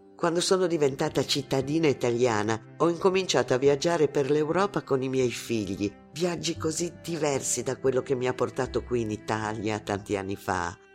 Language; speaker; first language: Italian; non-native, fluent; Arabic